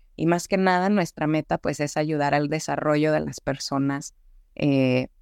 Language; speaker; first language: Spanish; native; Spanish